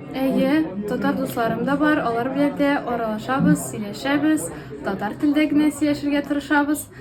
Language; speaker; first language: Tatar; native; Tatar